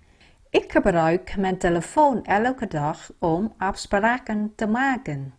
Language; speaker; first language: Dutch; non-native, fluent; Vietnamese